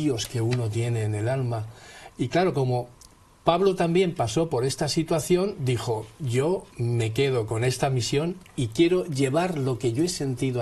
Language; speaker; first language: Spanish; native; Spanish